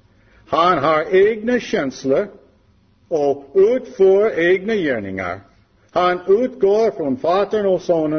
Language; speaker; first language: Swedish; non-native, learner; English